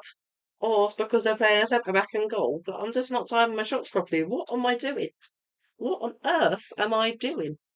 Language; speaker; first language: English; native; English